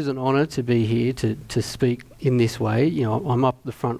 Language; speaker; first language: English; native; English